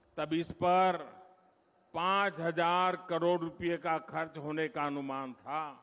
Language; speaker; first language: Hindi; non-native, local second language; Gujarati